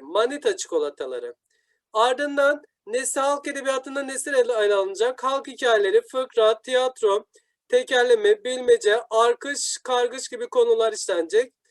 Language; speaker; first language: Turkish; native; Turkish